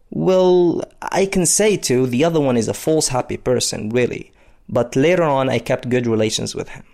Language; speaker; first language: English; non-native, fluent; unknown